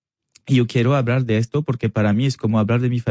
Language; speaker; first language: Spanish; non-native, learner; French